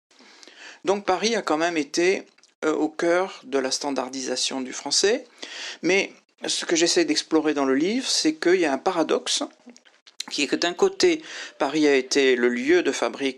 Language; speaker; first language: French; native; French